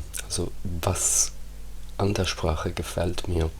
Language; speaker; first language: German; non-native, fluent; Italian